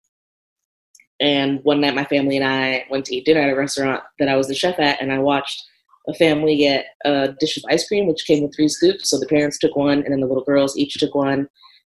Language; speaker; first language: English; native; English